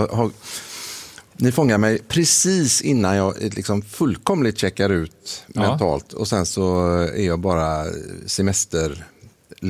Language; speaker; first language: Swedish; native; Swedish